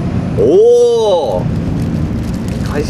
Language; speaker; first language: Chinese; non-native, learner; Japanese